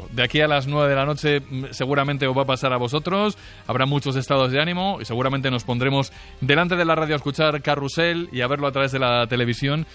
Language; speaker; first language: Spanish; native; Spanish